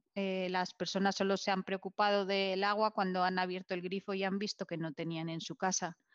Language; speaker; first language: Spanish; native; Spanish